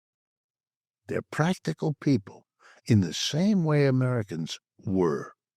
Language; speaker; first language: English; native; English